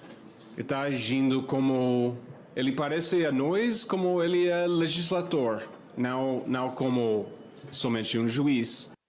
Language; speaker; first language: Portuguese; non-native, fluent; English